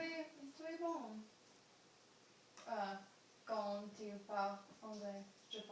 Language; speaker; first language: French; non-native, learner; English